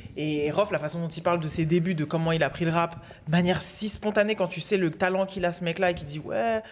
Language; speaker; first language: French; native; French